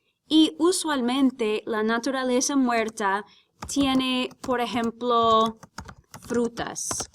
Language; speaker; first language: Spanish; non-native, fluent; English